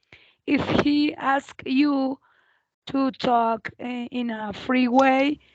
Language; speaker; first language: English; non-native, learner; Spanish